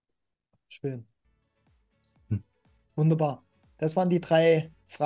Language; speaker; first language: German; native; German